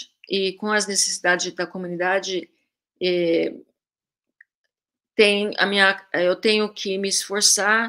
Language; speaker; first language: Portuguese; early bilingual, heritage; Portuguese